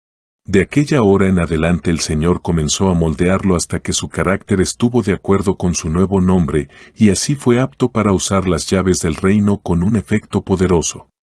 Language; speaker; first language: Spanish; native; Spanish